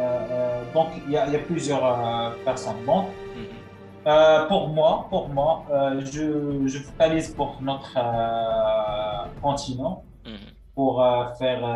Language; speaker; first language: French; non-native, local second language; Arabic